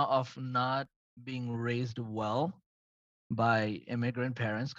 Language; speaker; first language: English; non-native, fluent; Arabic